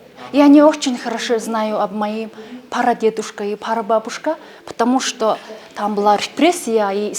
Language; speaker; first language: Russian; non-native, learner; Mongolian